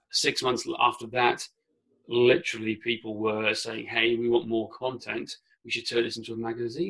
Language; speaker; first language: English; non-native, local second language; Welsh